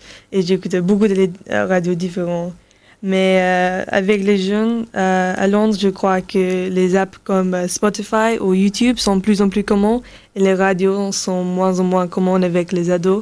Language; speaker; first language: French; non-native, learner; English